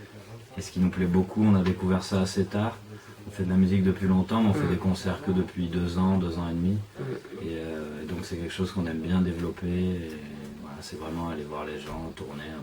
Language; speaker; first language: French; native; French